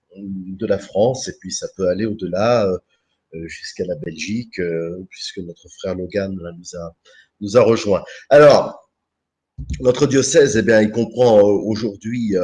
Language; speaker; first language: French; native; French